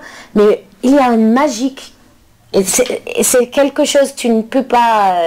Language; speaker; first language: French; non-native, learner; English